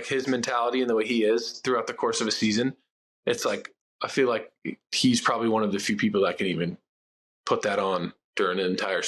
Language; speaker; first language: English; native; English